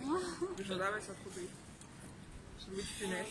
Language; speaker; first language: French; native; French